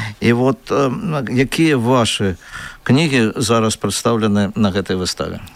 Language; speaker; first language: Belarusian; native; Belarusian